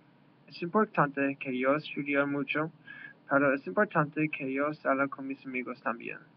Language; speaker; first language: Spanish; non-native, learner; English